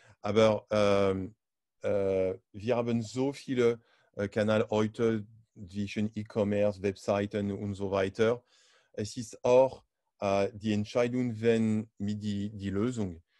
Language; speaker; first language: German; non-native, learner; French